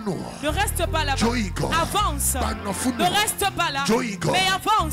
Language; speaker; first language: French; non-native, local second language; Ewe